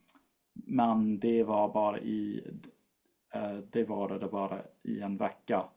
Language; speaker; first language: Swedish; non-native, fluent; English